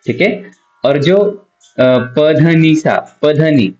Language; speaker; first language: Hindi; non-native, local second language; Marathi